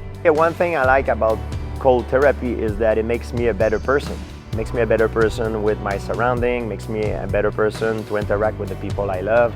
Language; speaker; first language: English; non-native, fluent; French